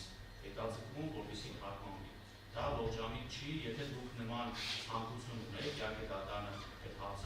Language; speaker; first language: Armenian; native; Armenian